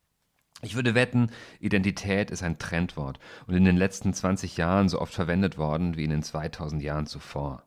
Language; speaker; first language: German; native; German